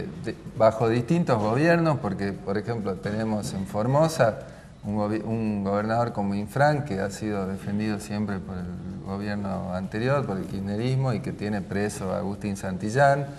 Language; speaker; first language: Spanish; native; Spanish